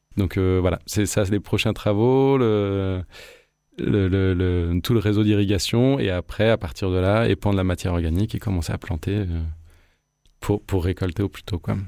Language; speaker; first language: French; native; French